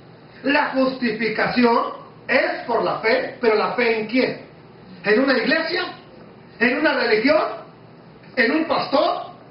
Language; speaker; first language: Spanish; native; Spanish